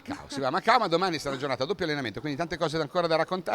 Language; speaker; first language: Italian; native; Italian